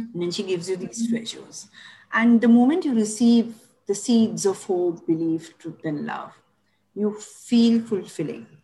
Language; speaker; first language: English; non-native, local second language; Tulu